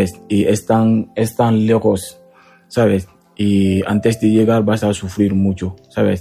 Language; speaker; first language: Spanish; non-native, learner; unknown